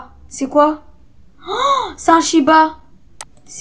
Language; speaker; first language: French; native; French